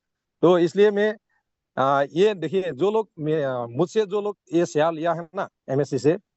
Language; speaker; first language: Hindi; non-native, local second language; Assamese